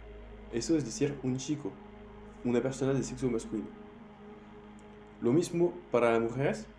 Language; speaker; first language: Spanish; non-native, fluent; French